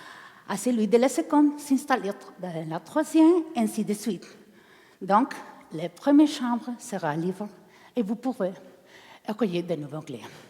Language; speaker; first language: French; non-native, learner; Spanish